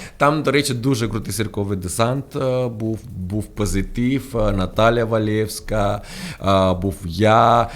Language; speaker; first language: Ukrainian; non-native, fluent; Spanish